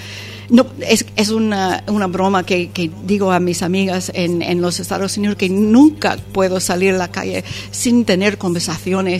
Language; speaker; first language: Spanish; non-native, fluent; English